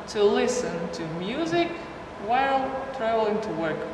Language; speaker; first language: English; non-native, fluent; Russian